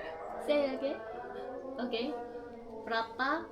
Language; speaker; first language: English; non-native, learner; Korean